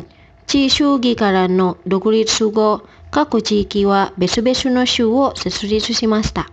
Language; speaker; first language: Japanese; non-native, fluent; Indonesian